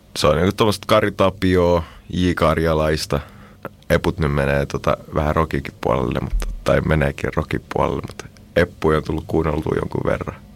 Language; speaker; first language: Finnish; early bilingual, heritage; Finnish